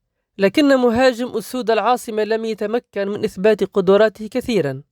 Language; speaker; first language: Arabic; native; Arabic